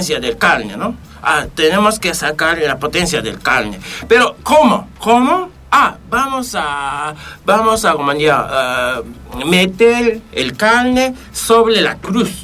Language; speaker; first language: Spanish; non-native, fluent; Japanese